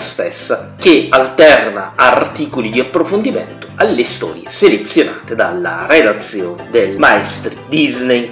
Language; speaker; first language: Italian; native; Italian